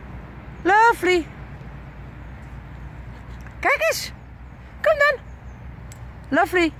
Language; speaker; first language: Dutch; native; Dutch